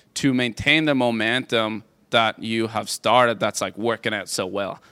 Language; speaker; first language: English; native; English